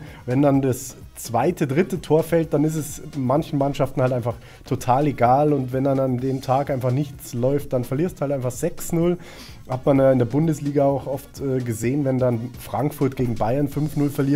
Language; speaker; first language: German; native; German